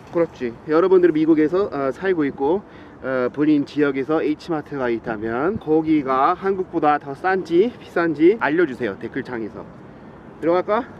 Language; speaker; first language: Korean; non-native, fluent; English